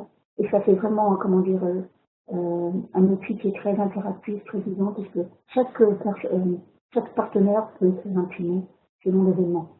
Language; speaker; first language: French; native; French